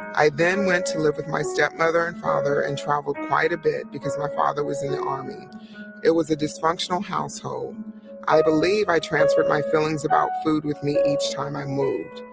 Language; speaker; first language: English; native; English